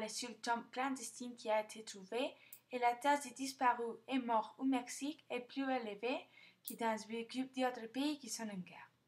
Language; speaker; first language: French; non-native, fluent; Spanish